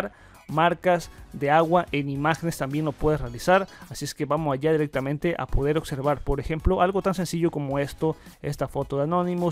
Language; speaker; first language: Spanish; native; Spanish